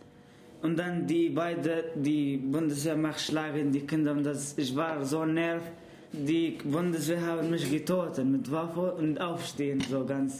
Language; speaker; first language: German; non-native, learner; Arabic